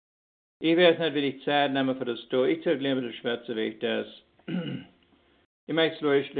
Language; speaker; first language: German; early bilingual, heritage; Pennsylvania German